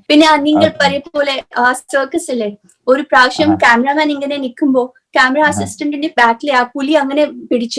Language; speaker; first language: Malayalam; non-native, learner; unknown